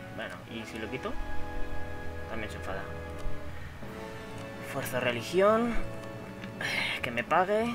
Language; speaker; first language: Spanish; native; Spanish